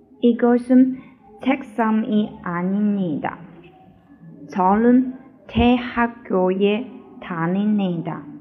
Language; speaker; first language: Korean; non-native, learner; Chinese